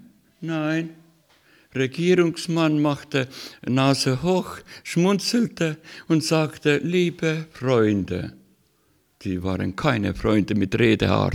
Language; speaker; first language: German; non-native, learner; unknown